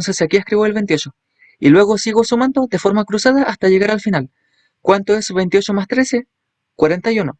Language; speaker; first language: Spanish; native; Spanish